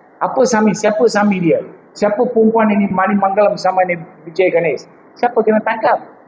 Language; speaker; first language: Malay; non-native, local second language; Tamil